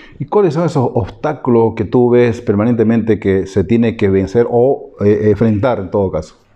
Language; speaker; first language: Spanish; native; Spanish